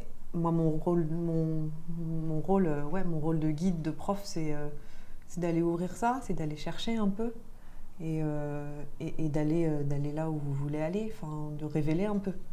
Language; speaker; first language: French; native; French